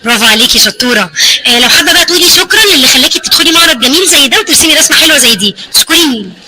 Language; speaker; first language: Arabic; native; Arabic